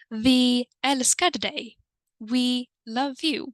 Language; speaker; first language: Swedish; non-native, fluent; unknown